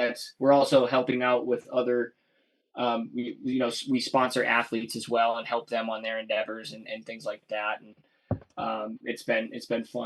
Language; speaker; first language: English; native; English